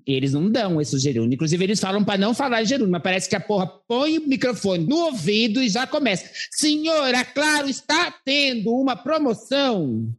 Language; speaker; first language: Portuguese; native; Portuguese